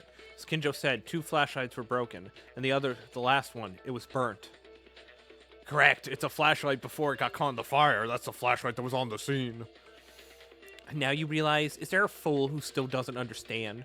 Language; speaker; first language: English; native; English